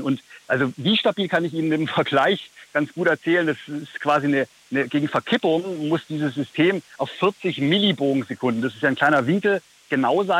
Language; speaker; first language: German; native; German